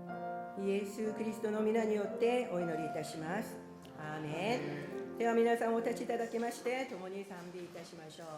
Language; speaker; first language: Japanese; non-native, fluent; Korean